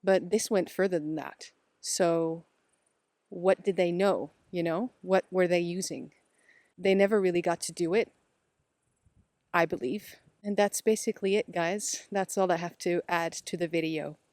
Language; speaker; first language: English; non-native, fluent; Dutch